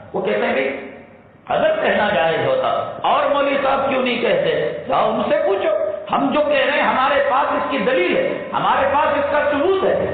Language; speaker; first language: Urdu; native; Urdu